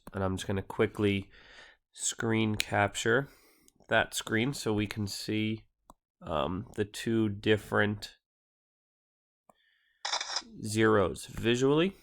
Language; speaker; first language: English; native; English